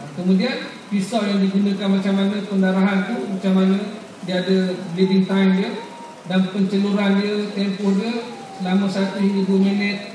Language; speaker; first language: Malay; native; Malay